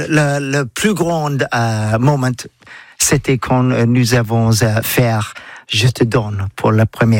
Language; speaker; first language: French; non-native, learner; English